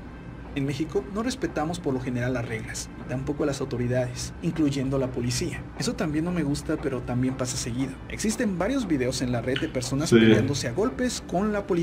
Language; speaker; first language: Spanish; native; Spanish